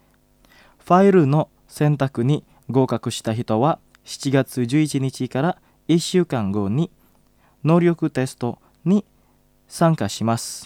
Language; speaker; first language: Japanese; non-native, fluent; Indonesian